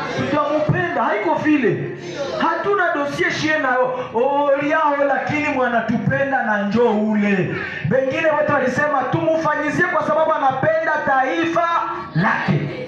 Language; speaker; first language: Swahili; native; Swahili